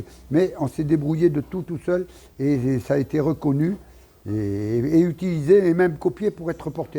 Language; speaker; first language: French; native; French